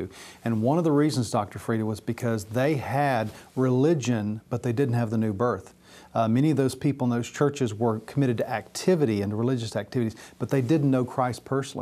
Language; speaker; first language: English; native; English